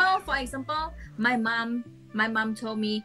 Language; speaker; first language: English; non-native, learner; Thai